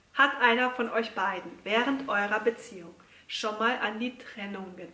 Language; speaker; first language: German; native; German